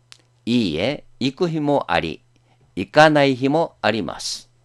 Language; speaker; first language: Japanese; non-native, fluent; Korean